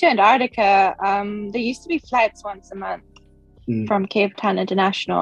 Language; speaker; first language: English; non-native, local second language; Swedish